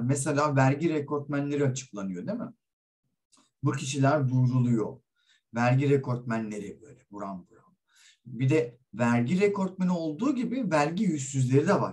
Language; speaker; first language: Turkish; native; Turkish